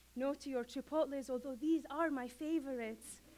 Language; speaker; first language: English; non-native, fluent; Arabic